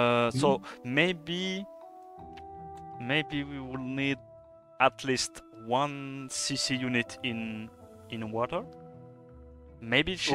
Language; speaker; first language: English; non-native, fluent; French